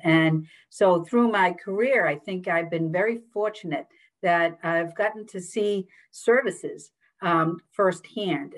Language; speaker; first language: English; native; English